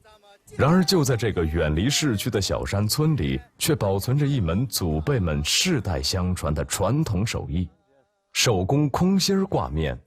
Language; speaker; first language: Chinese; native; Chinese